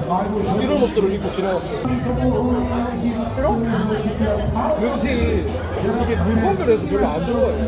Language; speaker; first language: Korean; native; Korean